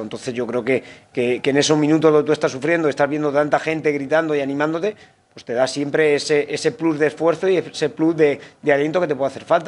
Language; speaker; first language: Spanish; native; Spanish